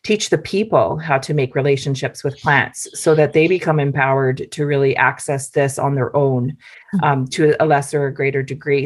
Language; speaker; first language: English; native; English